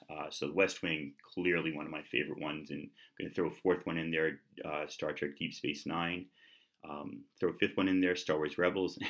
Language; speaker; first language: English; native; English